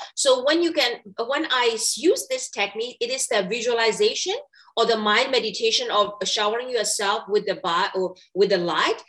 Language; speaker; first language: English; non-native, fluent; Burmese